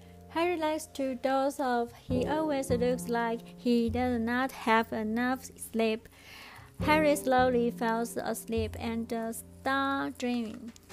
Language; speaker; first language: English; non-native, learner; Chinese